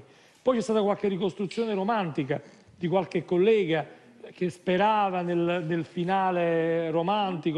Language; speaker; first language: Italian; native; Italian